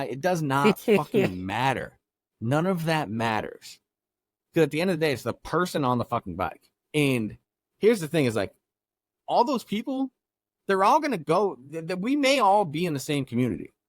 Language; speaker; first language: English; native; English